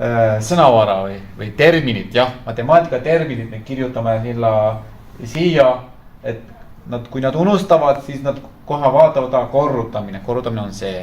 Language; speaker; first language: Estonian; non-native, fluent; Turkish